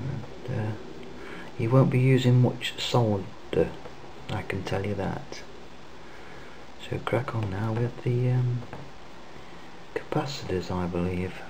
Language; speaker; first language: English; native; English